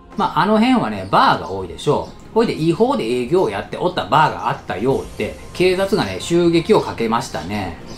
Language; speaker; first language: Japanese; native; Japanese